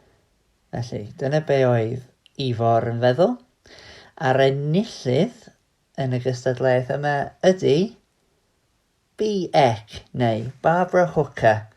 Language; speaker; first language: Welsh; native; Welsh